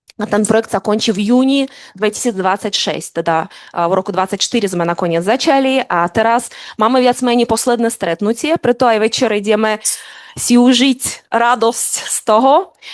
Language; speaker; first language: Slovak; non-native, fluent; Ukrainian